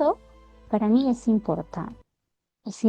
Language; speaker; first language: Spanish; native; Spanish